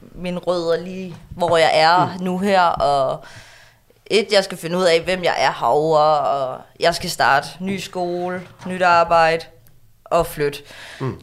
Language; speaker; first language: Danish; native; Danish